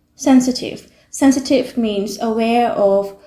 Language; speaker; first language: English; non-native, fluent; Thai